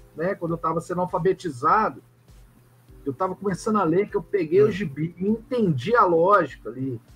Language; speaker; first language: Portuguese; native; Portuguese